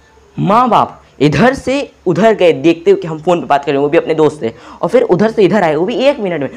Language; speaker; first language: Hindi; native; Hindi